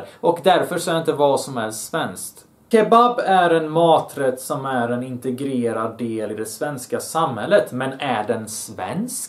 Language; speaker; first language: Swedish; early bilingual, other home language; Bosnian